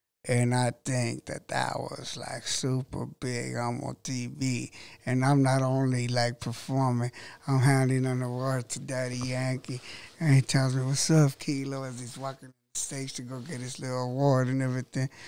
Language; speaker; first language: English; early bilingual, other home language; Spanish